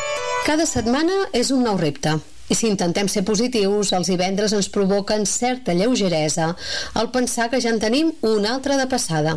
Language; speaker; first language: Catalan; native; Catalan